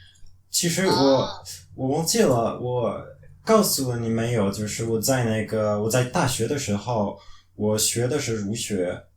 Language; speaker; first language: Chinese; non-native, fluent; French